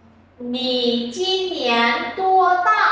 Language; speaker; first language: Chinese; non-native, fluent; Vietnamese